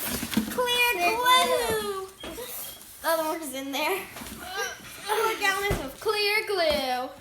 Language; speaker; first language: English; native; English